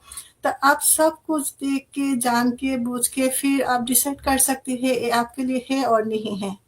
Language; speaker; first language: Hindi; non-native, fluent; Bangla